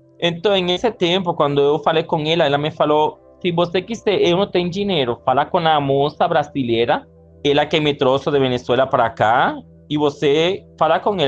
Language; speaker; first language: Portuguese; non-native, learner; Spanish